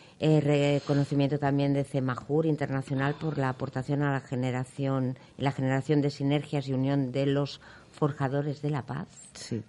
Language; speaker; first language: Spanish; non-native, local second language; Catalan